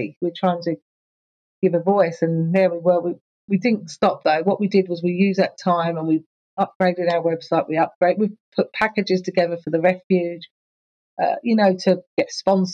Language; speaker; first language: English; native; English